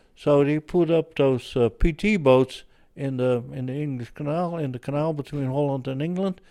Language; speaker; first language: English; early bilingual, other home language; Dutch